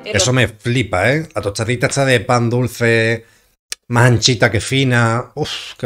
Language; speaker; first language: Spanish; native; Spanish